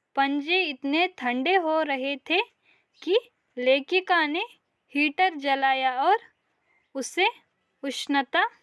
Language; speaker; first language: Hindi; non-native, local second language; Kannada